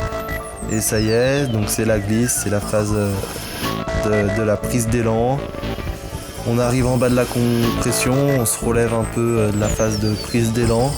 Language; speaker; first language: French; native; French